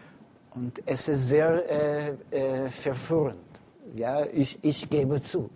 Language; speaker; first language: German; non-native, fluent; English